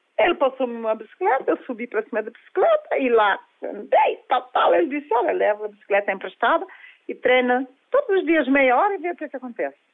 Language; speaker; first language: Portuguese; non-native, local second language; Kabuverdianu